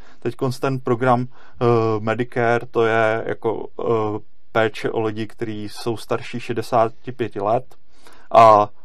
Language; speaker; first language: Czech; native; Czech